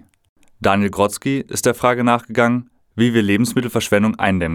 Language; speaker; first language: German; native; German